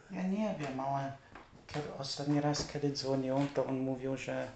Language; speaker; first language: Polish; early bilingual, heritage; English